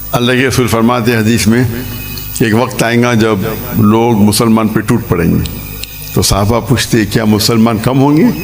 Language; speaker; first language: Urdu; non-native, local second language; Konkani